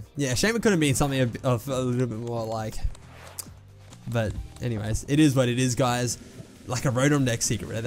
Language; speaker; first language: English; native; English